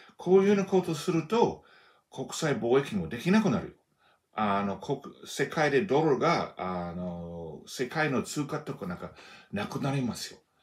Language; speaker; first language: Japanese; non-native, fluent; English